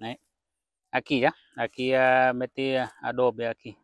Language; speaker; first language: Portuguese; non-native, learner; Vietnamese